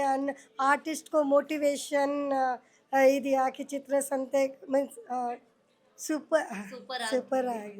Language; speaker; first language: Kannada; non-native, learner; Hindi